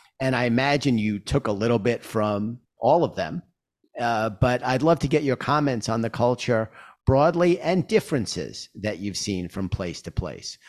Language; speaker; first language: English; native; English